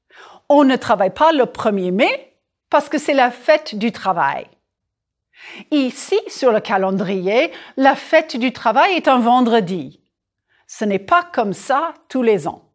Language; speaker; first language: French; non-native, fluent; English